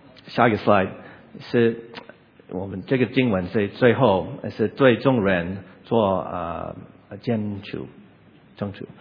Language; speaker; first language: Chinese; non-native, learner; English